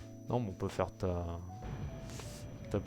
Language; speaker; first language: French; native; French